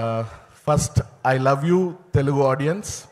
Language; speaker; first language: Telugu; non-native, learner; Tamil